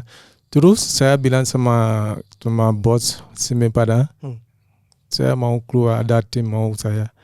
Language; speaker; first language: Indonesian; non-native, fluent; English